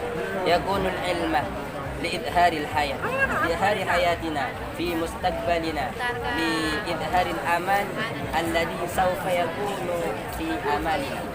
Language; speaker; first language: Arabic; non-native, learner; Indonesian